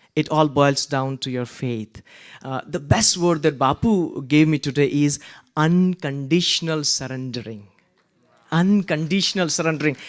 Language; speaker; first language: English; non-native, local second language; Gujarati